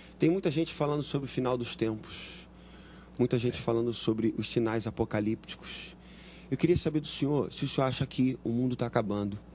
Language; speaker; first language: Portuguese; native; Portuguese